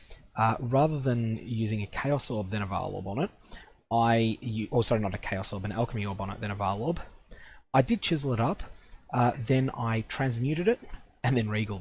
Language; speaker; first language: English; native; English